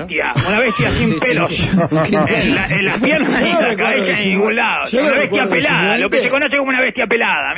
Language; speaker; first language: Spanish; native; Spanish